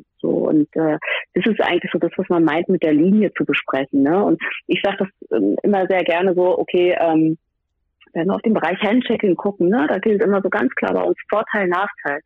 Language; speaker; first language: German; native; German